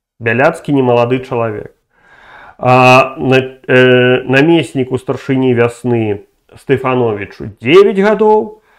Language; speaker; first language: Belarusian; non-native, local second language; Russian